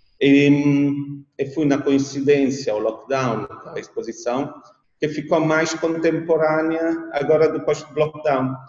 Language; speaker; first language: Portuguese; non-native, learner; Italian